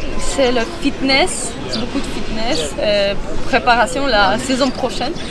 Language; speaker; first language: French; non-native, learner; Ukrainian